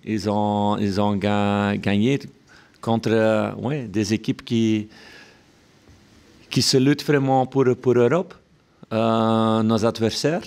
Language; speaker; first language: French; non-native, local second language; Dutch